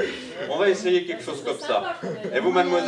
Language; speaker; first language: French; native; French